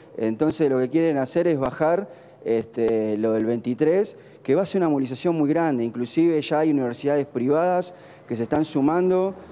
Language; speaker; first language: Spanish; native; Spanish